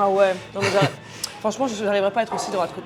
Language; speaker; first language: French; native; French